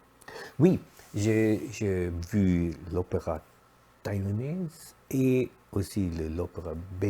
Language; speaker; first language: French; non-native, fluent; German